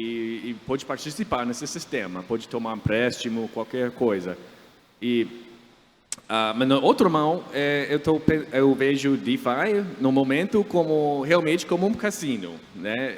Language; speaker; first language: Portuguese; non-native, fluent; English